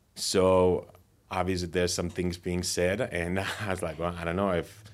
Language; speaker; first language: English; non-native, fluent; Finnish